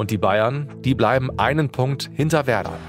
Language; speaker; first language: German; native; German